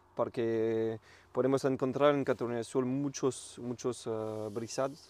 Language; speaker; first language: Spanish; non-native, learner; French